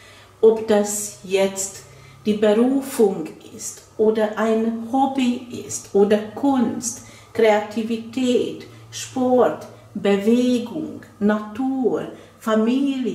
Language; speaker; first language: German; non-native, fluent; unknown